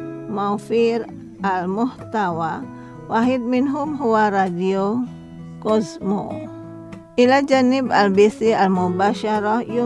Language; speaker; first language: Arabic; non-native, fluent; Indonesian